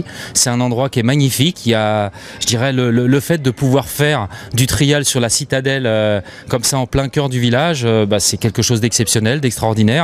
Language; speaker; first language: French; native; French